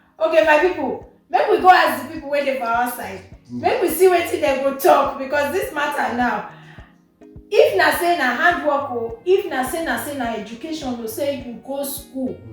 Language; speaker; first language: Nigerian Pidgin; native; Nigerian Pidgin